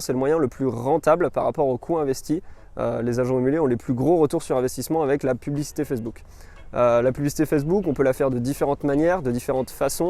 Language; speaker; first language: French; native; French